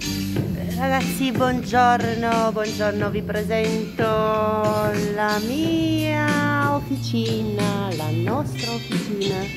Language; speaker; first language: Italian; non-native, fluent; Portuguese